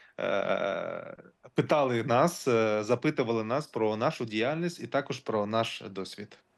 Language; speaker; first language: Ukrainian; non-native, local second language; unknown